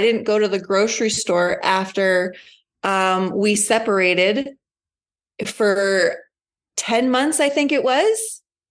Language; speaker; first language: English; native; English